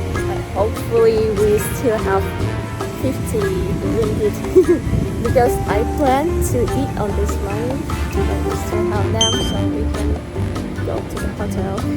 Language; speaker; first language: English; non-native, learner; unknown